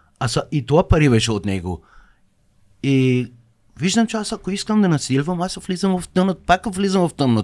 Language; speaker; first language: Bulgarian; non-native, fluent; Persian